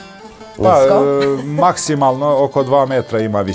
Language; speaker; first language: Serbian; early bilingual, heritage; Turkish